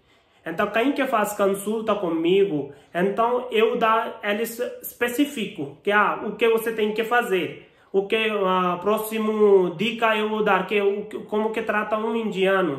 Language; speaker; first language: Portuguese; non-native, learner; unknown